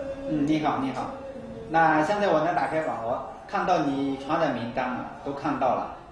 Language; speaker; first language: Chinese; native; Chinese